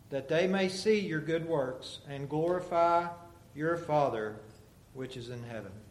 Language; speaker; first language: English; native; English